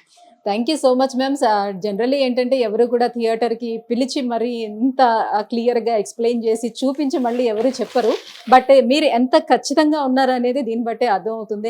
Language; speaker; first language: Telugu; native; Telugu